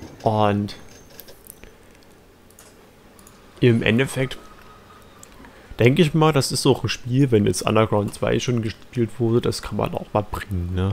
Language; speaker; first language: German; native; German